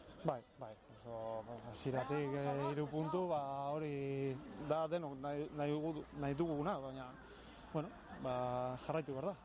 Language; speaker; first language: Basque; non-native, local second language; Spanish